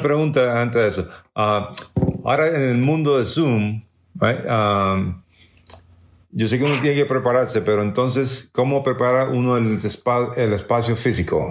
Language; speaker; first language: Spanish; early bilingual, heritage; Spanish